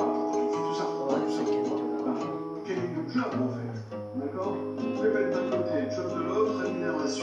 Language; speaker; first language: French; native; French